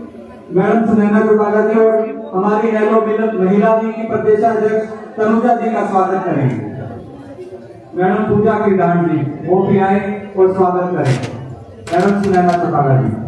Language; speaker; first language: Hindi; native; Hindi